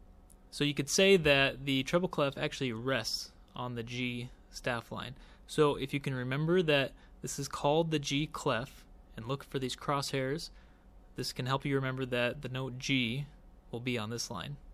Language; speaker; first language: English; native; English